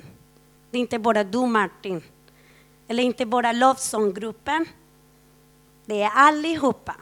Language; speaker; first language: Swedish; non-native, fluent; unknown